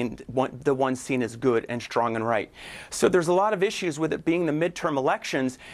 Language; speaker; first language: English; native; English